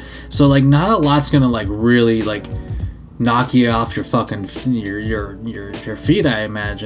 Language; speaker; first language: English; native; English